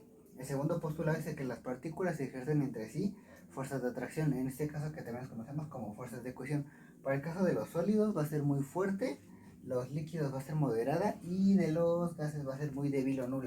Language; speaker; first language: Spanish; native; Spanish